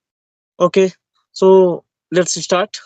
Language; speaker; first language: English; non-native, learner; Hindi